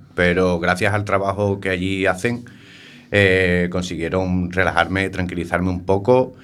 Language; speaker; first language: Spanish; native; Spanish